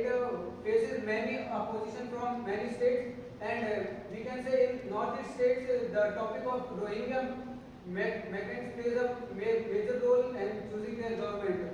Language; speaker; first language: English; non-native, learner; Hindi